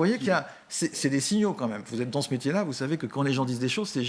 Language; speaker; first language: French; native; French